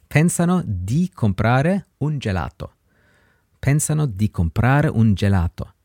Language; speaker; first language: Italian; non-native, fluent; English